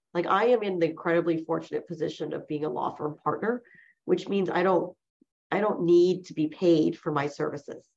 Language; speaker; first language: English; early bilingual, other home language; Chinese